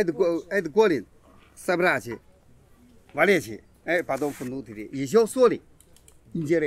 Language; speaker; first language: Russian; non-native, learner; Chinese